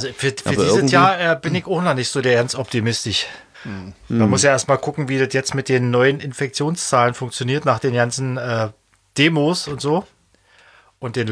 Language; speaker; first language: German; native; German